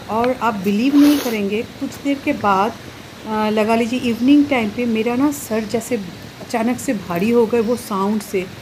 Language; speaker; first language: Hindi; non-native, local second language; Bangla